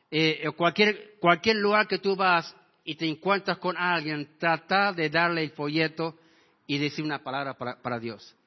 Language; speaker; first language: Spanish; non-native, fluent; English